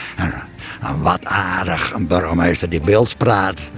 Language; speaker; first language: Dutch; non-native, local second language; Western Frisian